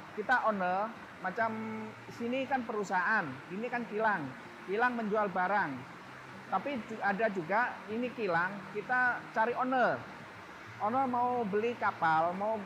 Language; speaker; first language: Malay; non-native, fluent; Indonesian